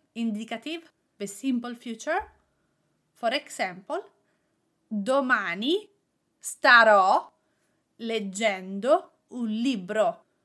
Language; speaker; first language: English; non-native, fluent; Italian